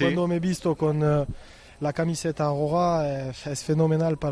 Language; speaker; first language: Spanish; non-native, learner; French